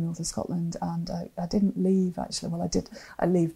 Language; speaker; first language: English; native; English